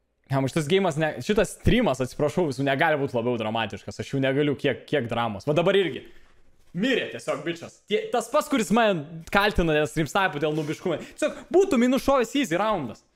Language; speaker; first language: Lithuanian; native; Lithuanian